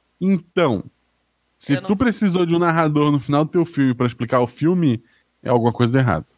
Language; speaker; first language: Portuguese; native; Portuguese